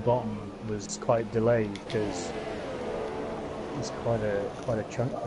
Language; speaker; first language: English; native; English